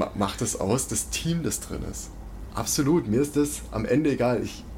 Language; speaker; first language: German; native; German